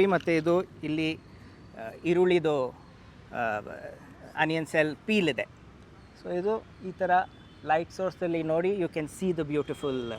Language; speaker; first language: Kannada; non-native, local second language; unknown